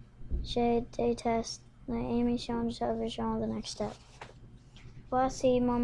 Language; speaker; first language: French; non-native, local second language; English